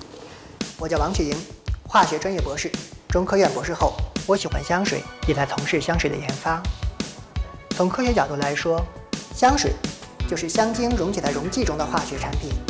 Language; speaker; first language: Chinese; native; Chinese